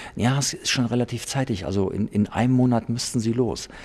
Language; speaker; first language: German; native; German